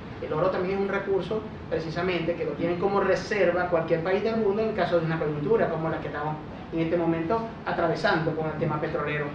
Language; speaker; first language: Spanish; native; Spanish